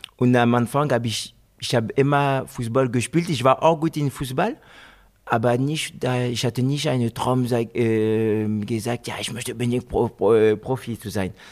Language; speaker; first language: German; non-native, fluent; French